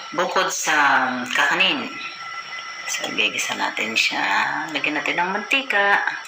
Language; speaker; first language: Filipino; non-native, local second language; Iloko